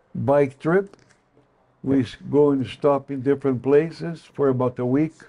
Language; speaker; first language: English; non-native, fluent; Portuguese